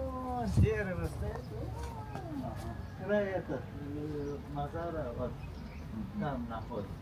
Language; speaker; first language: Russian; non-native, learner; Uzbek